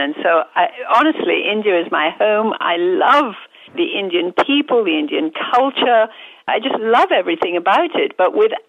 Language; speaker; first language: English; native; English